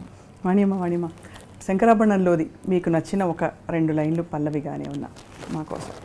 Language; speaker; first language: Telugu; native; Telugu